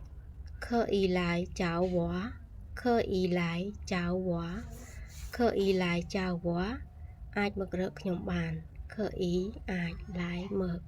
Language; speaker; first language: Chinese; non-native, fluent; Khmer